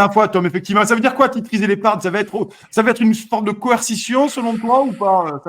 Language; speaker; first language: French; native; French